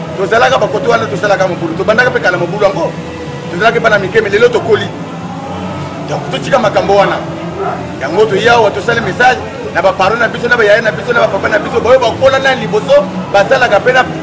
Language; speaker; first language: Lingala; non-native, local second language; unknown